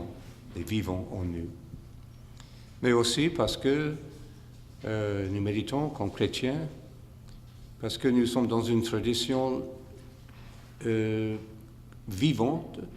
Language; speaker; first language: French; non-native, fluent; English